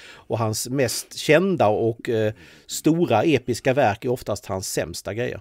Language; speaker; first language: Swedish; native; Swedish